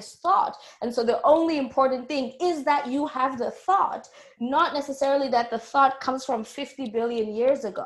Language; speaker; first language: English; non-native, local second language; Tswana